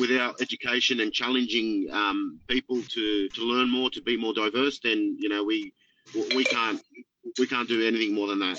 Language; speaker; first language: English; native; English